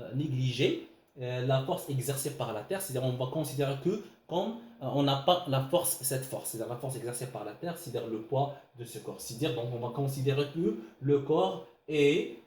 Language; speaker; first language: French; non-native, local second language; Arabic